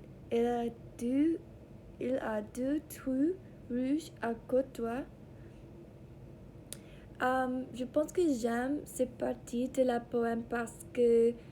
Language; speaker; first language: French; non-native, learner; English